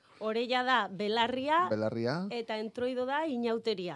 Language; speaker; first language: Basque; non-native, learner; Galician